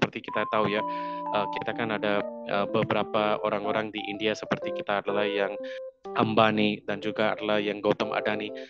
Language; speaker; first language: Indonesian; non-native, fluent; Hindi